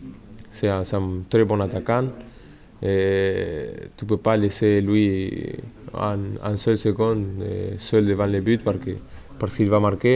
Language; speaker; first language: French; non-native, fluent; Spanish